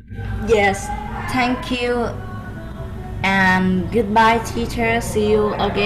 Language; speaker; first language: English; non-native, learner; Vietnamese